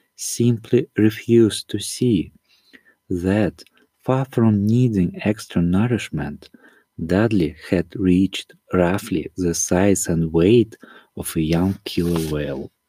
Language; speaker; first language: English; non-native, learner; Russian